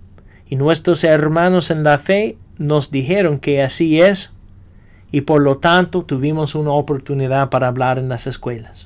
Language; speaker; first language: Spanish; non-native, fluent; English